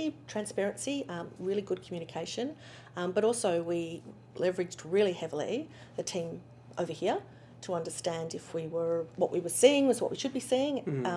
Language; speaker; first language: English; native; English